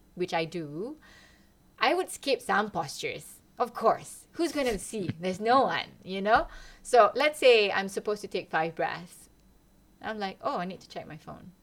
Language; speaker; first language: English; non-native, local second language; Malay